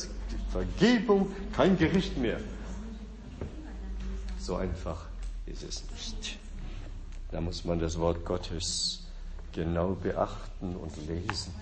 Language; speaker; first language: German; non-native, fluent; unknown